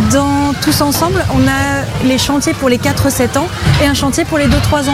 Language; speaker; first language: French; native; French